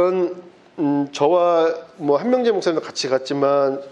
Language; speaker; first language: Korean; native; Korean